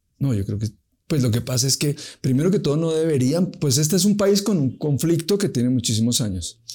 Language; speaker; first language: Spanish; native; Spanish